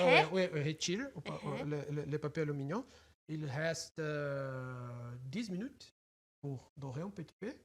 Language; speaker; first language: French; non-native, fluent; Portuguese